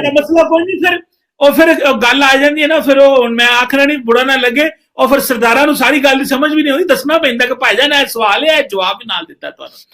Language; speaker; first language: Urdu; non-native, local second language; Punjabi